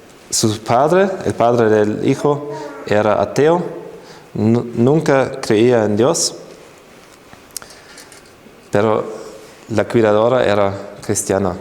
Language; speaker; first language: Spanish; non-native, fluent; German